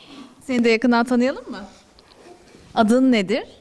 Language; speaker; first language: Turkish; native; Turkish